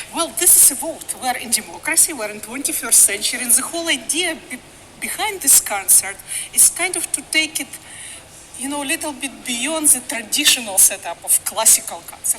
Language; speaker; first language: English; non-native, fluent; Russian